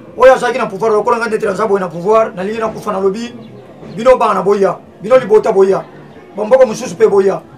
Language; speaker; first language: Lingala; native; Lingala